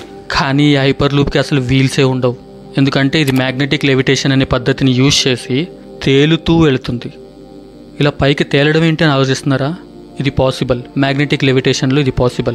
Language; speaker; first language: Telugu; native; Telugu